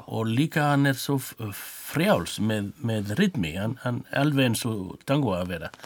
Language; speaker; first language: Icelandic; non-native, learner; French